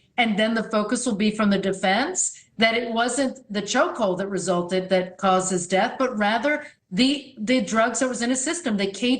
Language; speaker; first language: English; native; English